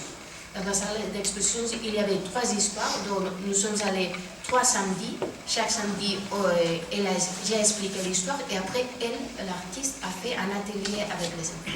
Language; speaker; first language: French; non-native, fluent; Spanish